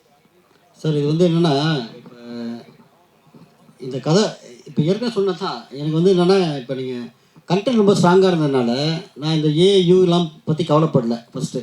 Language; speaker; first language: Tamil; native; Tamil